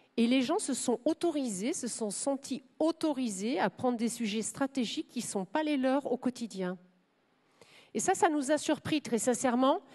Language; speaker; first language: French; non-native, fluent; German